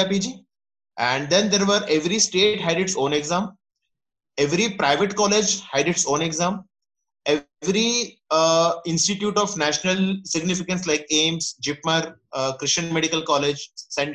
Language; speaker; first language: English; non-native, local second language; Gujarati